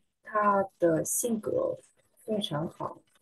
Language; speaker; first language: Chinese; non-native, learner; Vietnamese